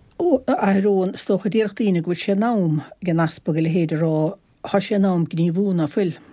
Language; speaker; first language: Irish; native; Irish